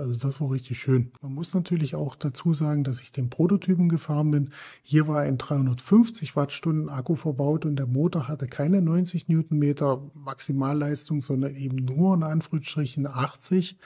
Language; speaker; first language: German; native; German